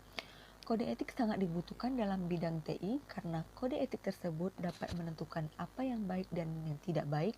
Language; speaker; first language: Indonesian; native; Indonesian